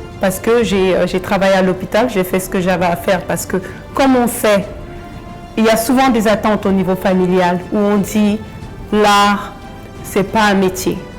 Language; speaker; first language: French; early bilingual, other home language; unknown